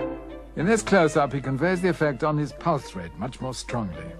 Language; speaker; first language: English; native; English